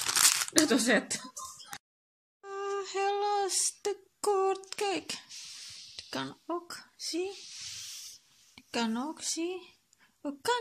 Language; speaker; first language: Dutch; non-native, learner; Indonesian